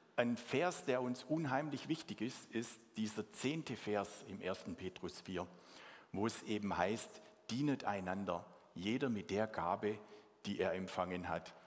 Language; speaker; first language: German; non-native, local second language; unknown